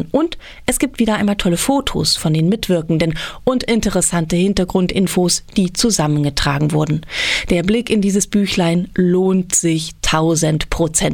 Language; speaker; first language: German; native; German